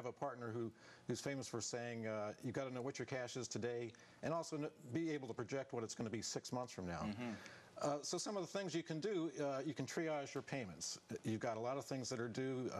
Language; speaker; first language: English; native; English